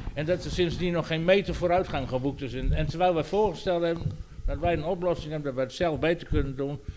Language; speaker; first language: Dutch; native; Dutch